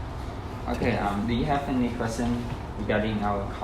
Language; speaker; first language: English; non-native, learner; Khmer